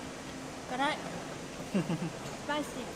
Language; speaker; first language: Japanese; non-native, learner; Vietnamese